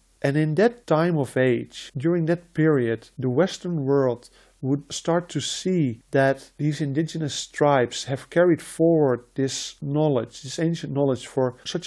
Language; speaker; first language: English; non-native, fluent; Dutch